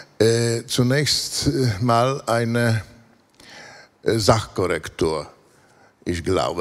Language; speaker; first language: German; non-native, fluent; Polish